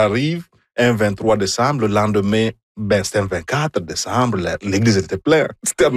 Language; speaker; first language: French; non-native, fluent; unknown